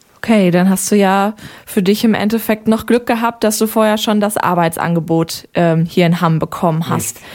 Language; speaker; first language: German; native; German